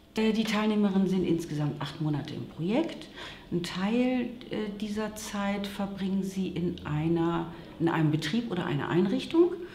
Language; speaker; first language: German; native; German